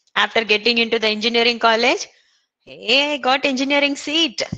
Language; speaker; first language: English; non-native, local second language; Tamil